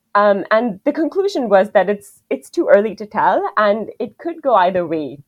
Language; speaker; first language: English; non-native, local second language; Hindi